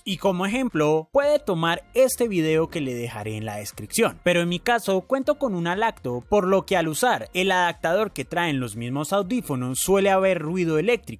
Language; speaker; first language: Spanish; native; Spanish